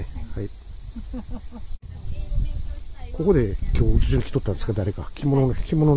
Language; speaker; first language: Japanese; native; Japanese